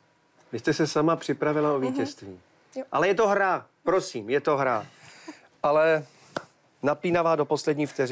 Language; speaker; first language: Czech; native; Czech